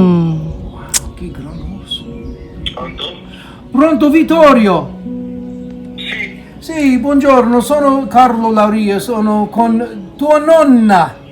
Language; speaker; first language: Italian; non-native, fluent; English